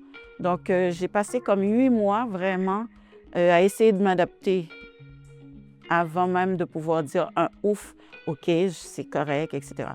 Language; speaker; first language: French; non-native, local second language; Haitian Creole